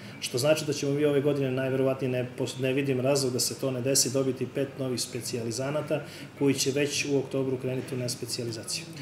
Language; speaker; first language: Serbian; native; Serbian